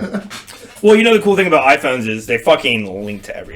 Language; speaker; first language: English; native; English